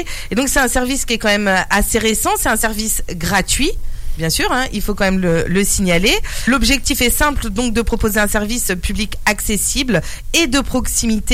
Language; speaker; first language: French; native; French